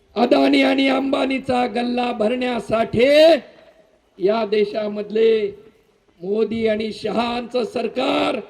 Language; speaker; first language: Marathi; non-native, local second language; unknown